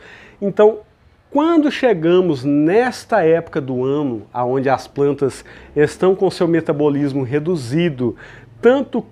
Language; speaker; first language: Portuguese; native; Portuguese